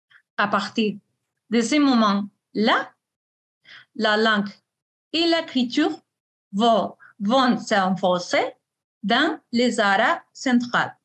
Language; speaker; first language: French; non-native, fluent; Spanish